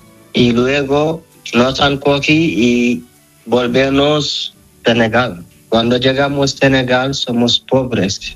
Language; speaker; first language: Spanish; non-native, learner; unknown